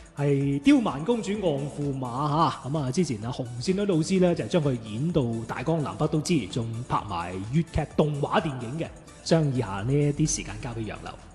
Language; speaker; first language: Cantonese; native; Cantonese